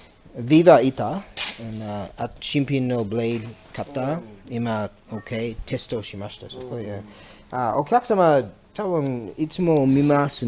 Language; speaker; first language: Japanese; non-native, learner; English